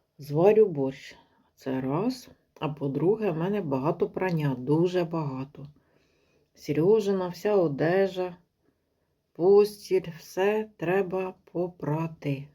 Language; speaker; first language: Ukrainian; non-native, local second language; Russian